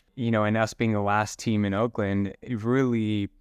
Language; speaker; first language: English; native; English